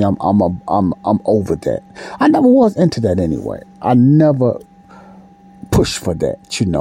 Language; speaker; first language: English; native; English